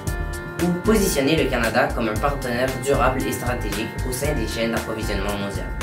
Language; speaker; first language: French; native; French